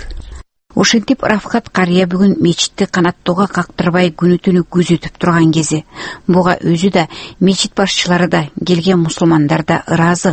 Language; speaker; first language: Kyrgyz; native; Kyrgyz